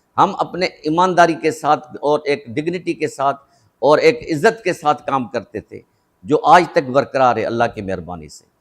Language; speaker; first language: Urdu; non-native, local second language; Sindhi